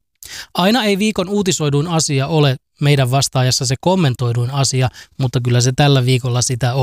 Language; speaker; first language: Finnish; native; Finnish